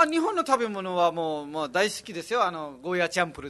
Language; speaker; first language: Japanese; non-native, fluent; Nepali